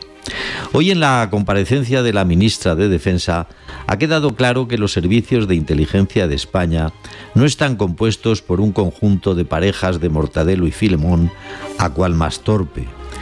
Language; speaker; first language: Spanish; native; Spanish